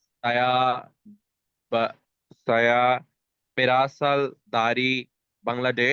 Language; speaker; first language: Indonesian; non-native, learner; Bangla